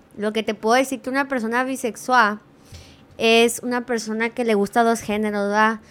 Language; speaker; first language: Spanish; early bilingual, heritage; Spanish